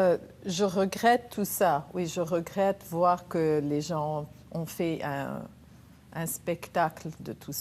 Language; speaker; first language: French; non-native, local second language; Arabic